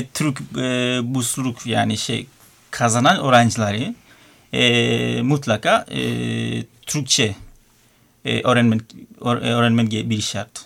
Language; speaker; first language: Turkish; non-native, learner; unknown